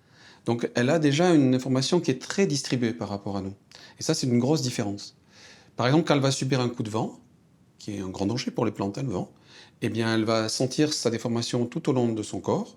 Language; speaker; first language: French; native; French